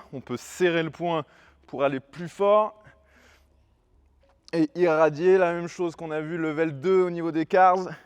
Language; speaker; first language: French; native; French